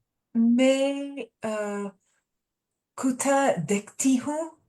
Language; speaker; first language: Hindi; non-native, learner; English